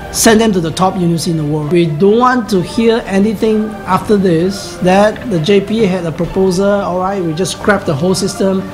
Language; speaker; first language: English; non-native, local second language; Chinese